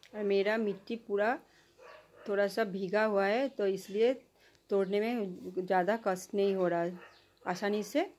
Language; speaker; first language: Hindi; non-native, local second language; Bangla